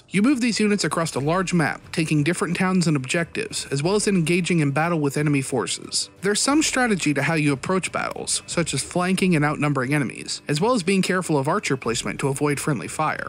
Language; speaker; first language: English; native; English